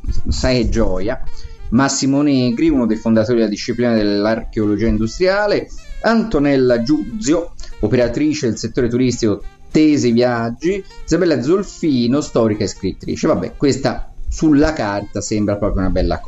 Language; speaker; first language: Italian; native; Italian